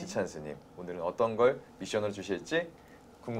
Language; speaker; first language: Korean; native; Korean